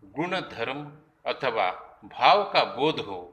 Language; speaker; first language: Hindi; non-native, local second language; Kannada